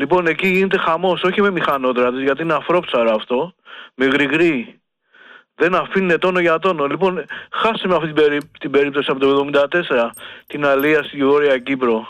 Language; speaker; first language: Greek; native; Greek